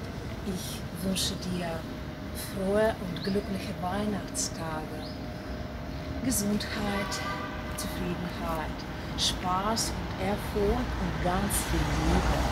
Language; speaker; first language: German; non-native, learner; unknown